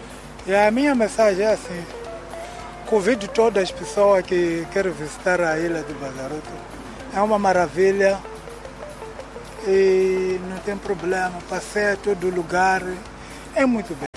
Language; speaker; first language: Portuguese; non-native, local second language; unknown